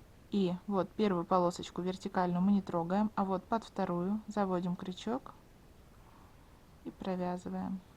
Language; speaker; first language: Russian; native; Russian